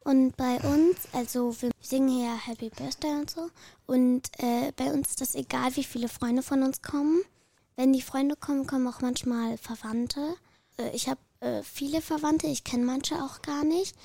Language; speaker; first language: German; early bilingual, other home language; Kurdish